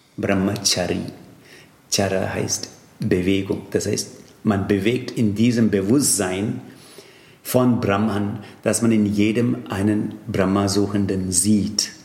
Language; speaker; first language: German; non-native, fluent; Tamil